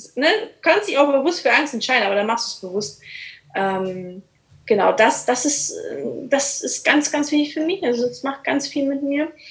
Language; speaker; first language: German; early bilingual, other home language; Portuguese